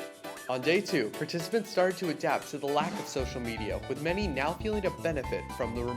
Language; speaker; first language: English; native; English